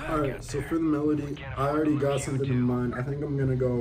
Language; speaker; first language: English; native; English